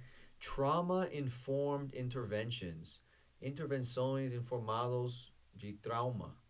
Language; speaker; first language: Portuguese; non-native, fluent; English